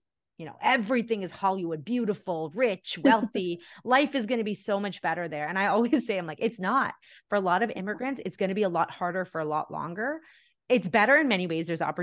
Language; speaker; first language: English; early bilingual, other home language; Tamil